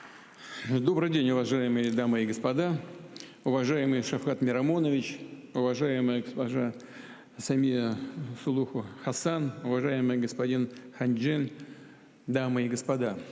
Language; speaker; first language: Russian; native; Russian